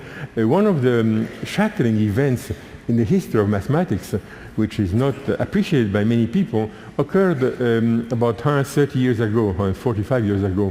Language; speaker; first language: English; non-native, fluent; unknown